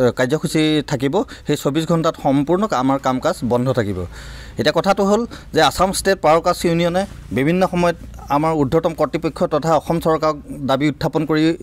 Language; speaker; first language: Assamese; native; Assamese